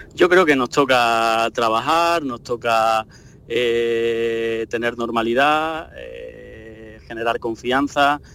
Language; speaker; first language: Spanish; native; Spanish